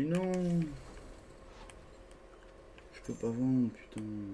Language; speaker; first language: French; native; French